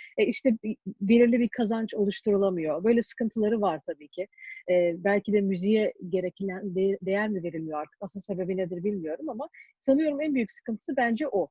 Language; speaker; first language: Turkish; early bilingual, heritage; Turkish